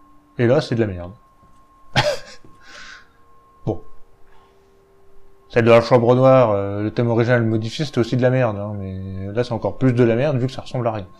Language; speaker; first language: French; native; French